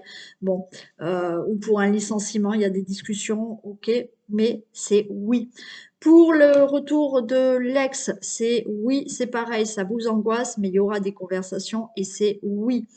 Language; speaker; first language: French; native; French